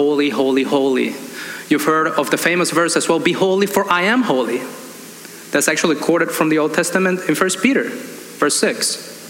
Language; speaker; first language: English; non-native, fluent; Spanish